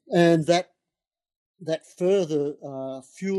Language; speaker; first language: English; native; English